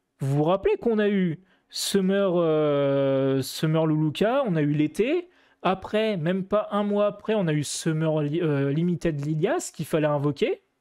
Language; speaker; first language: French; native; French